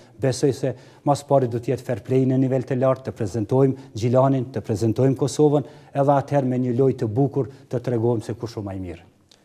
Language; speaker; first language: Albanian; native; Albanian